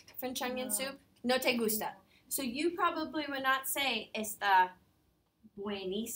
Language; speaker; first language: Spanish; non-native, fluent; English